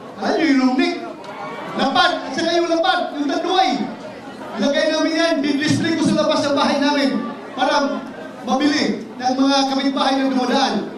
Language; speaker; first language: Filipino; non-native, local second language; Cebuano